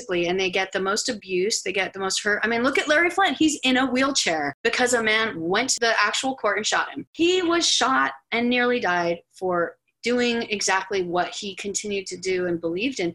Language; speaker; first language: English; native; English